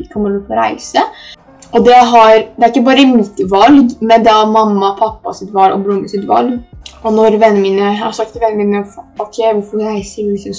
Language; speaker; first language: Norwegian; early bilingual, other home language; Polish